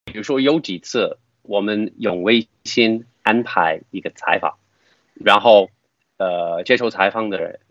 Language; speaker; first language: Chinese; non-native, fluent; English